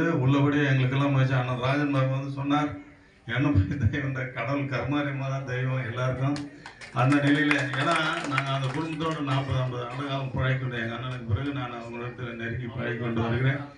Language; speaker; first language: Tamil; native; Tamil